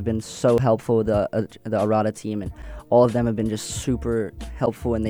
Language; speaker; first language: English; native; English